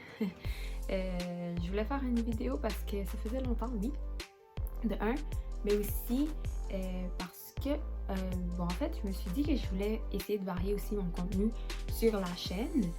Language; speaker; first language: French; native; French